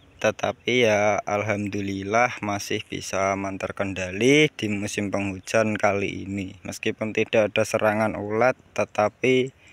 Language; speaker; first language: Indonesian; non-native, local second language; Javanese